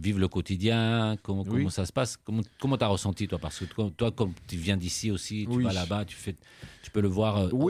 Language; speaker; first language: French; native; French